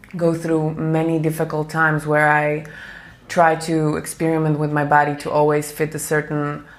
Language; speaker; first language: English; non-native, fluent; Slovak